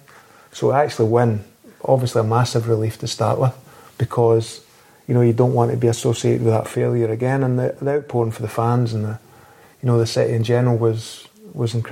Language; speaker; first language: English; native; English